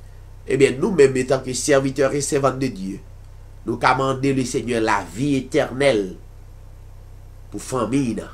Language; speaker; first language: French; non-native, local second language; Haitian Creole